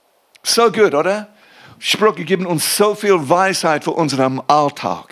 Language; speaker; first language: German; non-native, fluent; English